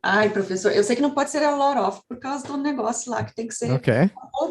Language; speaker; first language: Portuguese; native; Portuguese